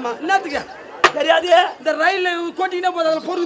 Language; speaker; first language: Tamil; native; Tamil